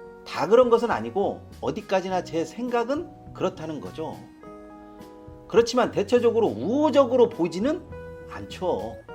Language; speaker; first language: Korean; native; Korean